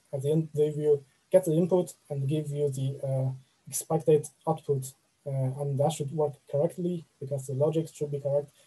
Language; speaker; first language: English; non-native, fluent; Chinese